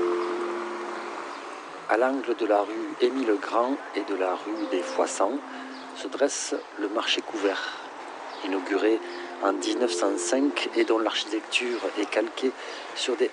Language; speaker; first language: French; native; French